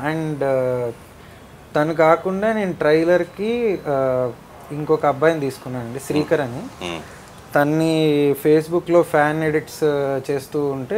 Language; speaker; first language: Telugu; native; Telugu